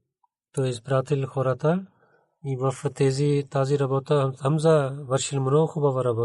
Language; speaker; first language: Bulgarian; non-native, learner; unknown